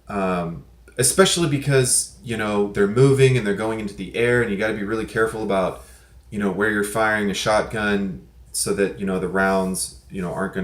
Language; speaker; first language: English; native; English